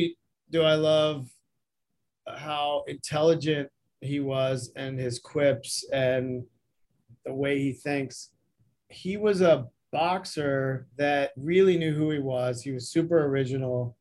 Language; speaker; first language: English; native; English